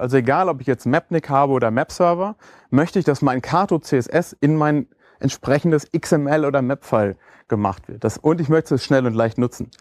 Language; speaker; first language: German; native; German